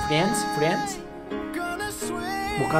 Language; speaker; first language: Spanish; native; Spanish